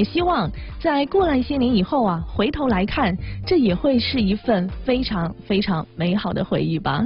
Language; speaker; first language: Chinese; native; Chinese